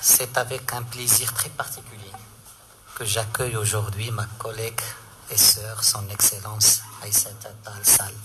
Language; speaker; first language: French; non-native, local second language; Arabic